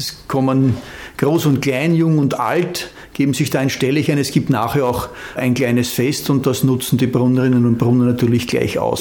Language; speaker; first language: German; native; German